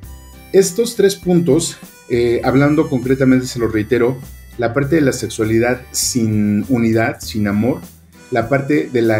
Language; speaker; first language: Spanish; native; Spanish